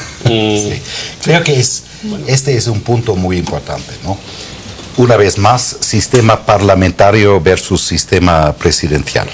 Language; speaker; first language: Spanish; non-native, fluent; German